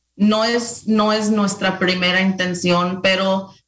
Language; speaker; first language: Spanish; early bilingual, heritage; Spanish